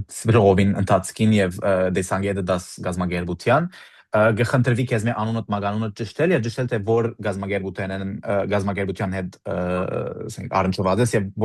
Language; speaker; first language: Armenian; early bilingual, heritage; Armenian